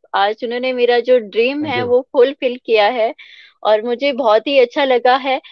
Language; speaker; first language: Hindi; native; Hindi